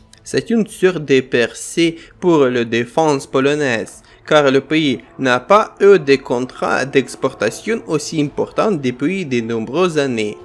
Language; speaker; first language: French; non-native, fluent; Ukrainian